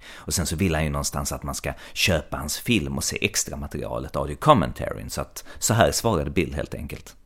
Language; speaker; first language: English; non-native, fluent; Swedish